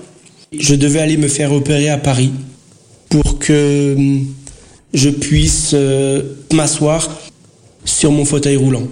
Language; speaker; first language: French; early bilingual, other home language; Portuguese